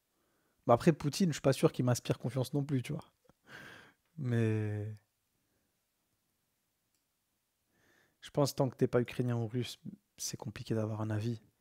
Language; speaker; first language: French; native; French